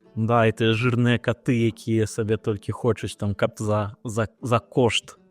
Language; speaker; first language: Belarusian; non-native, local second language; Russian